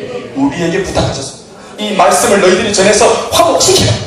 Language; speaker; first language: Korean; native; Korean